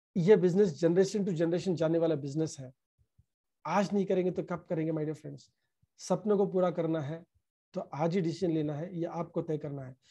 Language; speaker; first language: Hindi; non-native, local second language; Marathi